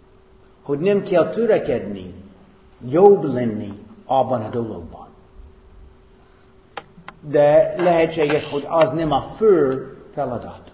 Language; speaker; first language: Hungarian; non-native, fluent; English